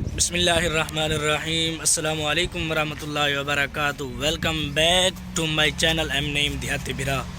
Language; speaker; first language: Urdu; non-native, local second language; Saraiki